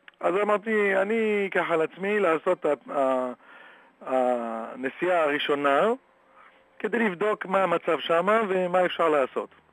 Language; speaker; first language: Hebrew; non-native, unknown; French